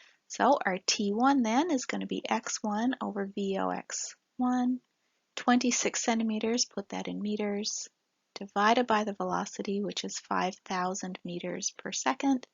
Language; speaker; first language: English; native; English